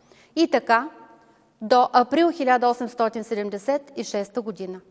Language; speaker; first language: Bulgarian; native; Bulgarian